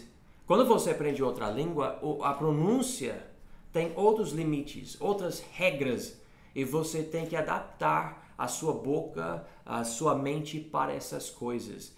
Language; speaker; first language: Portuguese; non-native, fluent; English